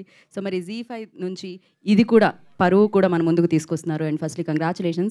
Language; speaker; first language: Telugu; native; Telugu